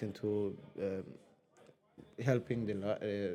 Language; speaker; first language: English; non-native, local second language; Kinyarwanda